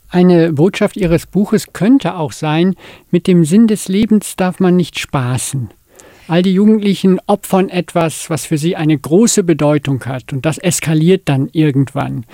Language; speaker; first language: German; native; German